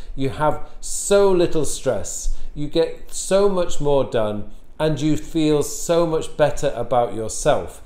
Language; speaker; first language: English; native; English